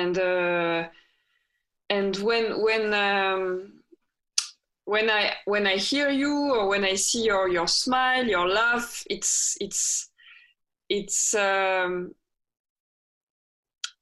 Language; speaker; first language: English; non-native, fluent; French